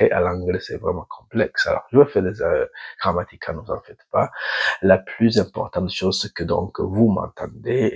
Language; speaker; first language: French; non-native, local second language; Rundi